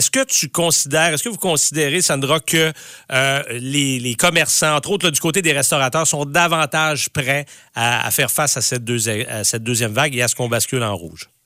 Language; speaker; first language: French; native; French